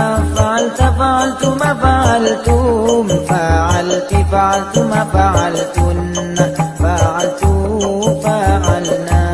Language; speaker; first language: Arabic; non-native, learner; Indonesian